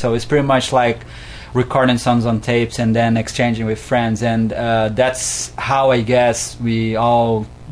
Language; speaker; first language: English; non-native, fluent; Portuguese